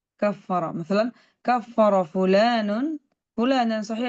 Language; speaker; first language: Arabic; non-native, fluent; Indonesian